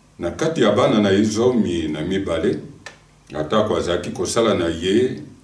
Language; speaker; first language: Lingala; non-native, local second language; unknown